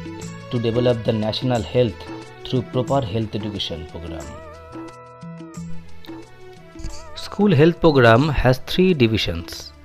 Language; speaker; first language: English; non-native, local second language; Bangla